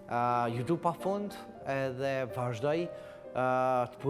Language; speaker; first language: Albanian; native; Albanian